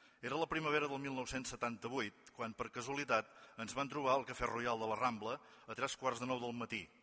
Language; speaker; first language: Catalan; native; Catalan